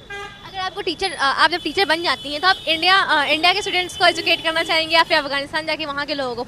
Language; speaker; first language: Hindi; native; Hindi